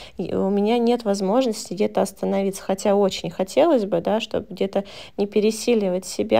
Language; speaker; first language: Russian; native; Russian